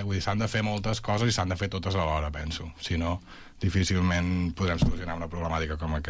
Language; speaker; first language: Catalan; native; Catalan